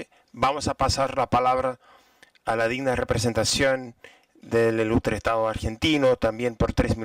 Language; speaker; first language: Spanish; non-native, fluent; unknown